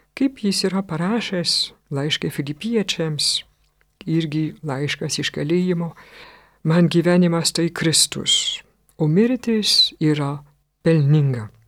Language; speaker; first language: Lithuanian; non-native, fluent; French